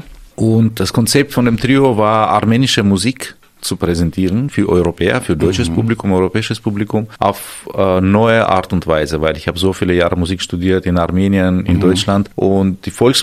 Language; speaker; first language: German; non-native, fluent; Armenian